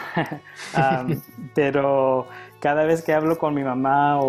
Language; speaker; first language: Spanish; early bilingual, heritage; Spanish